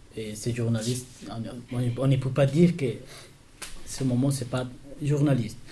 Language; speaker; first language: French; non-native, learner; Persian